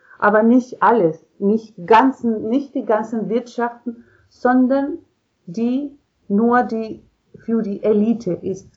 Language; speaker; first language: German; non-native, learner; Spanish